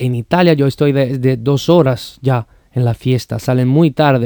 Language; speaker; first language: Spanish; non-native, fluent; Italian